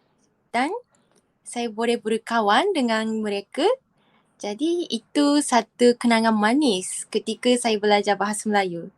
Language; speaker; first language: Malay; non-native, fluent; Japanese